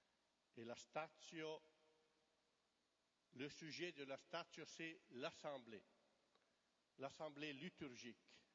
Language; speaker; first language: French; non-native, fluent; Italian